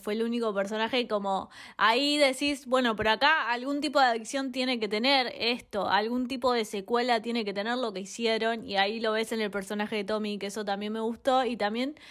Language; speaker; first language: Spanish; native; Spanish